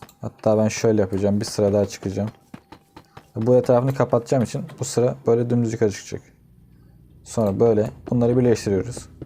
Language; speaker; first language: Turkish; native; Turkish